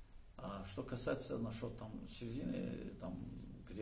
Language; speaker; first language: Russian; non-native, learner; Azerbaijani